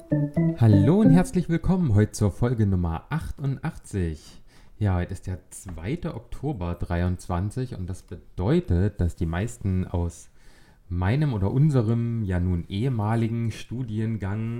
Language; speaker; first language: German; native; German